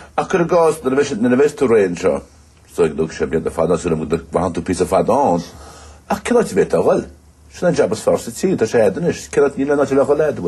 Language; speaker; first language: Irish; native; Irish